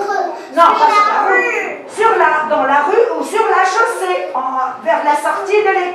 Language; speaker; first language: French; non-native, local second language; Arabic